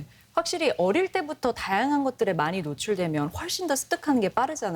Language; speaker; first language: Korean; native; Korean